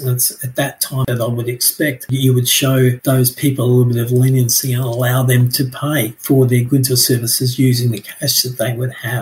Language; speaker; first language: English; native; English